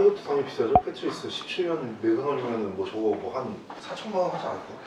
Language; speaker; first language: Korean; native; Korean